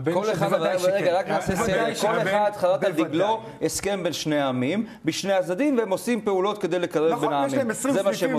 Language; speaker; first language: Hebrew; native; Hebrew